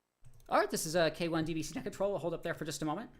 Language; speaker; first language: English; native; English